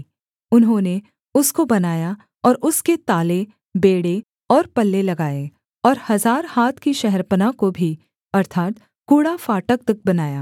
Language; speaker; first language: Hindi; native; Hindi